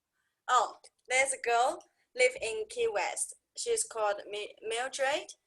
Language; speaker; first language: English; non-native, fluent; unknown